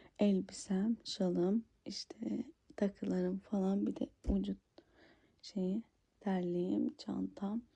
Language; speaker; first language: Turkish; native; Turkish